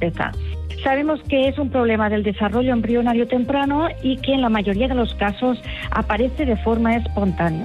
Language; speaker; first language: Spanish; native; Spanish